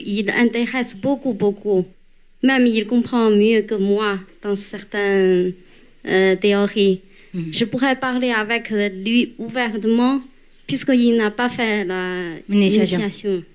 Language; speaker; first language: French; non-native, fluent; Chinese